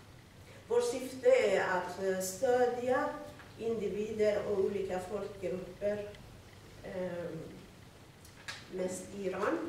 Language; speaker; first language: Swedish; non-native, fluent; Persian